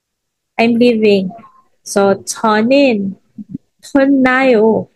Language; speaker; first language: Korean; non-native, fluent; Filipino